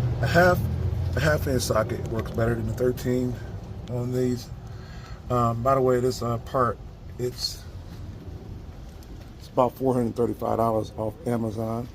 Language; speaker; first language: English; native; English